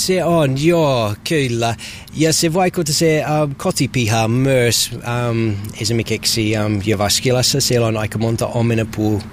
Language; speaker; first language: Finnish; non-native, learner; English